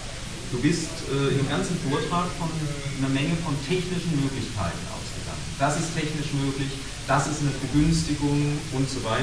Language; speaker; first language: German; native; German